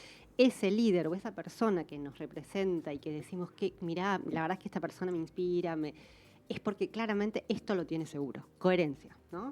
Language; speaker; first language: Spanish; native; Spanish